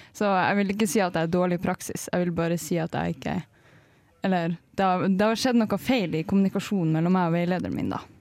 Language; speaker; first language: Norwegian; native; Norwegian